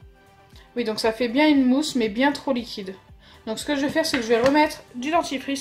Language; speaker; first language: French; native; French